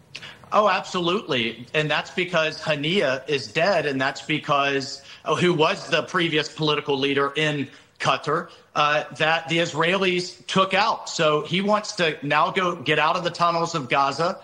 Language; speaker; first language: English; native; English